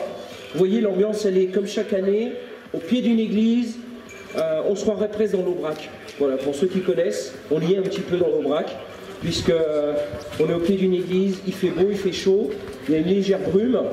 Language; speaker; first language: French; native; French